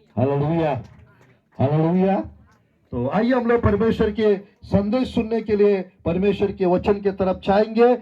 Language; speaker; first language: Hindi; non-native, local second language; Telugu